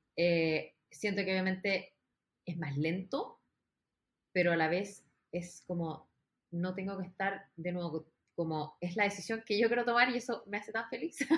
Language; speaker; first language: Spanish; native; Spanish